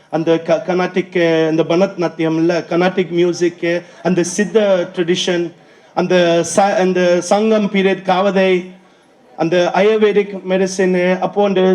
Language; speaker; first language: Tamil; non-native, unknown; English